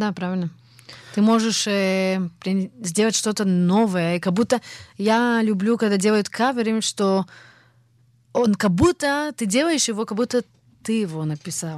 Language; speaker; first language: Russian; early bilingual, heritage; Hebrew